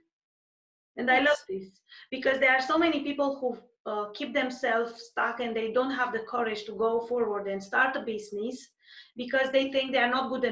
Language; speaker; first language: English; non-native, fluent; Romanian